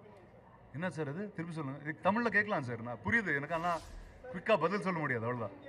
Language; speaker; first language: Tamil; non-native, learner; Telugu